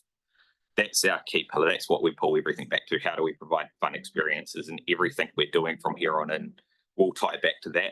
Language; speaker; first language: English; native; English